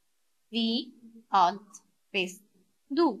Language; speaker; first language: German; non-native, learner; Arabic